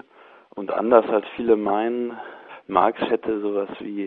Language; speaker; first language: German; native; German